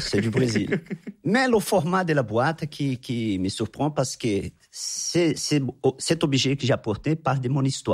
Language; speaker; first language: French; non-native, fluent; Portuguese